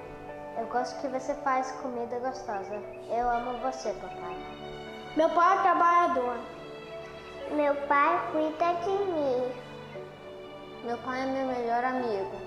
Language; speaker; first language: Portuguese; early bilingual, other home language; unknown